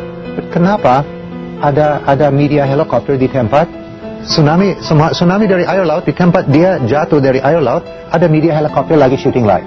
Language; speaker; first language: Indonesian; non-native, learner; English